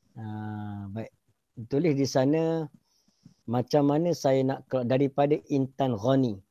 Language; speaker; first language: Malay; native; Malay